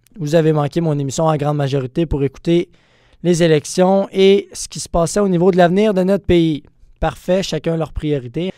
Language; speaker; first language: French; native; French